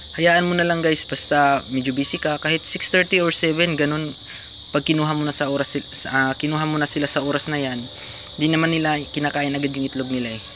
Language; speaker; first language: Filipino; non-native, local second language; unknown